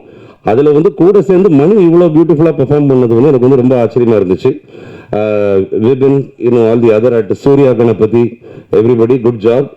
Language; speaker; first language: Tamil; native; Tamil